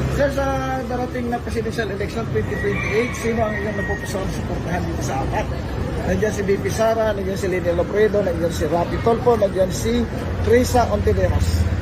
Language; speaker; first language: Filipino; native; Filipino